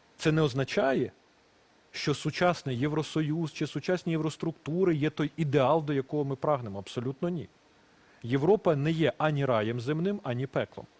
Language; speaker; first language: Ukrainian; non-native, local second language; Russian